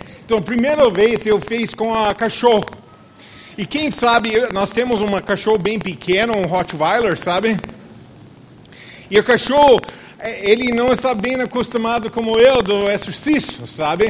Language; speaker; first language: Portuguese; non-native, fluent; English